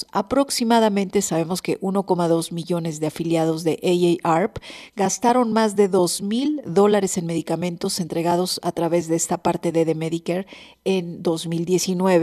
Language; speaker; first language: Spanish; native; Spanish